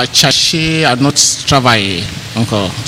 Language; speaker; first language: French; non-native, learner; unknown